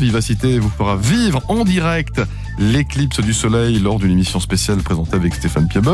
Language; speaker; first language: French; native; French